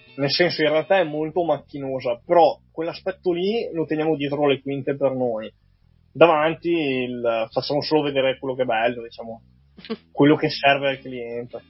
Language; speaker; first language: Italian; native; Italian